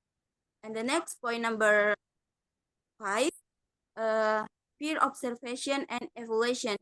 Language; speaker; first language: English; non-native, learner; Indonesian